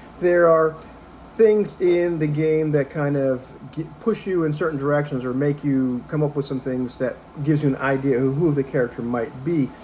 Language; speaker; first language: English; native; English